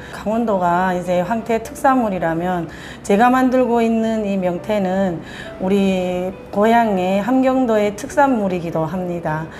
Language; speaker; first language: Korean; native; Korean